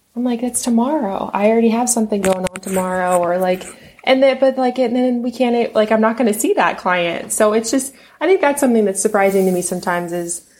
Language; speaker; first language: English; native; English